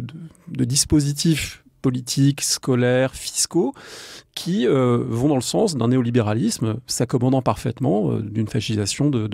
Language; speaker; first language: French; native; French